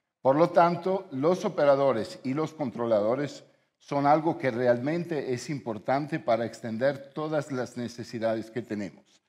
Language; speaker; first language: Spanish; non-native, fluent; Italian